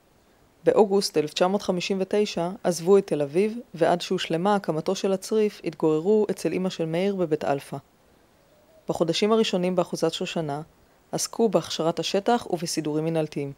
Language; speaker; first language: Hebrew; native; Hebrew